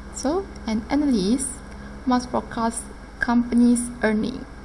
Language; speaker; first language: English; non-native, local second language; Malay